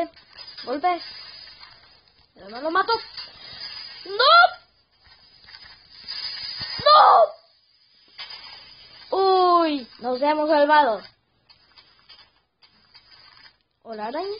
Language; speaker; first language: Spanish; native; Spanish